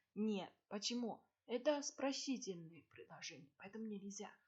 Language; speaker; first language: Russian; non-native, learner; Chinese